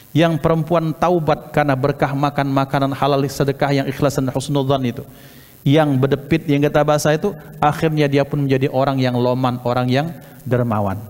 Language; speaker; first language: Malay; non-native, local second language; Javanese